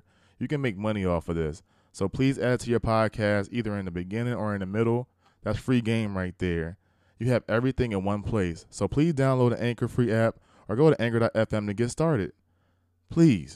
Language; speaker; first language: English; native; English